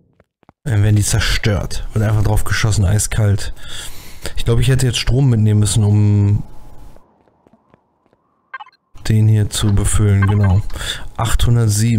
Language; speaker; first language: German; native; German